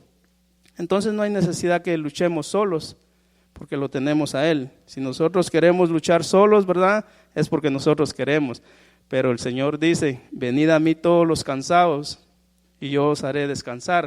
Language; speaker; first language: Spanish; native; Spanish